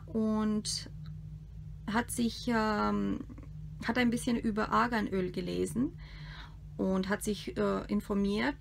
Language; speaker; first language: German; non-native, fluent; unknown